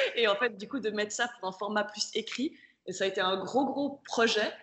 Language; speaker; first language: French; native; French